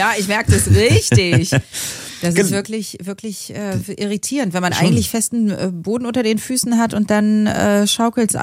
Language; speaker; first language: German; native; German